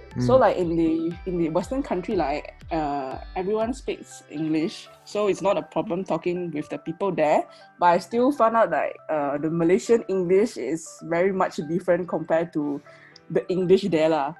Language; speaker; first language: English; non-native, local second language; Chinese